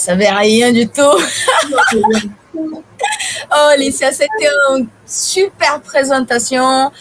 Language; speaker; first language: French; non-native, fluent; Portuguese